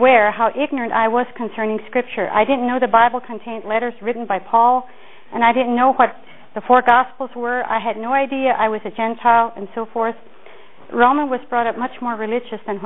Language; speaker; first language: English; native; English